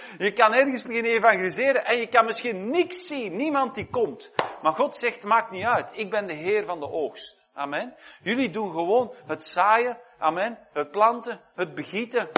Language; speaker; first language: Dutch; native; Dutch